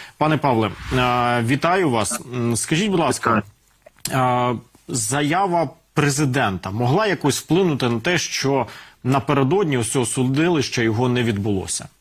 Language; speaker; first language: Ukrainian; native; Ukrainian